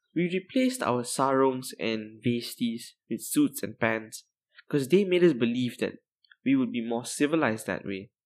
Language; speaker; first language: English; non-native, local second language; Tamil